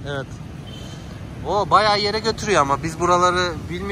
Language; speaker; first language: Turkish; native; Turkish